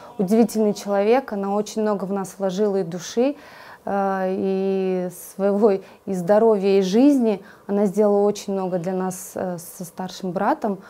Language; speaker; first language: Russian; native; Russian